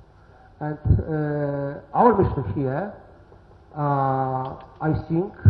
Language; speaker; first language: English; non-native, learner; Polish